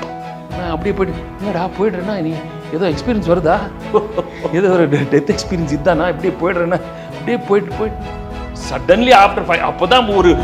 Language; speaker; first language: Tamil; non-native, local second language; Telugu